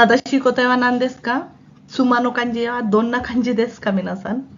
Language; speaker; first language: Japanese; non-native, fluent; Hindi